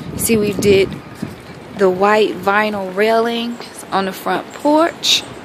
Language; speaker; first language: English; native; English